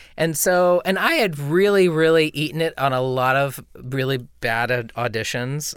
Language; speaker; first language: English; native; English